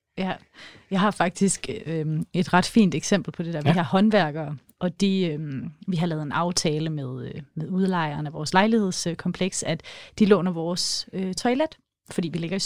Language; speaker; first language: Danish; native; Danish